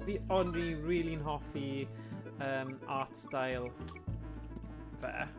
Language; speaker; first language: Welsh; native; Welsh